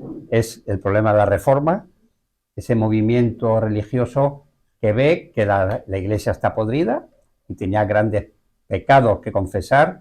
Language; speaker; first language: Spanish; native; Spanish